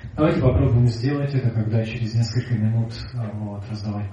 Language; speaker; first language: Russian; native; Russian